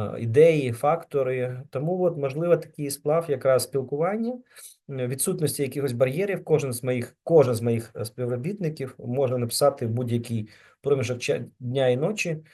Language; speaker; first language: Ukrainian; native; Ukrainian